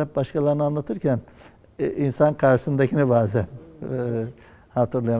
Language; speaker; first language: Turkish; native; Turkish